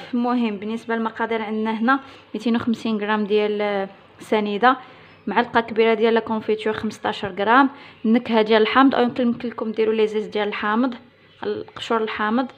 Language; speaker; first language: Arabic; native; Arabic